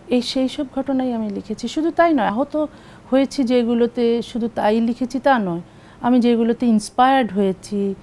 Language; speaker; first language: Bangla; native; Bangla